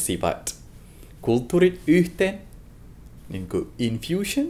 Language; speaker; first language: Finnish; non-native, fluent; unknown